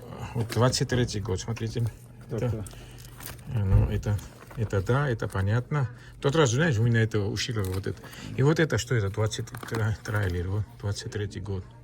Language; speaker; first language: Russian; non-native, fluent; Georgian